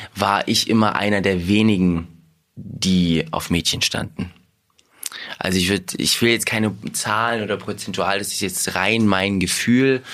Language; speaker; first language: German; early bilingual, other home language; Russian